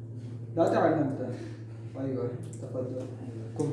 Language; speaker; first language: Arabic; non-native, fluent; Urdu